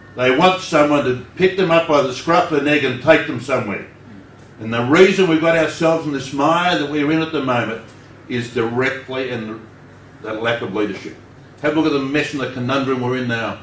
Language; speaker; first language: English; native; English